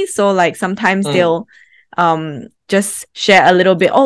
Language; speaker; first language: English; native; English